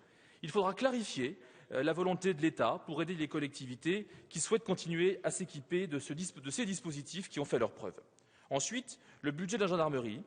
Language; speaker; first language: French; native; French